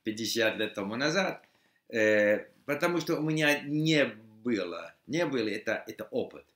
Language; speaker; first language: Russian; non-native, fluent; English